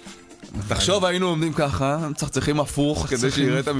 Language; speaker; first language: Hebrew; native; Hebrew